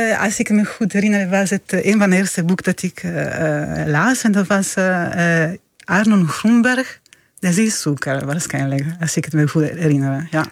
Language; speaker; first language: Dutch; non-native, fluent; Italian